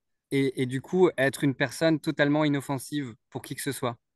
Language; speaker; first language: French; native; French